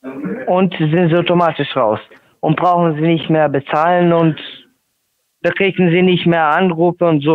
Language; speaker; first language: German; non-native, learner; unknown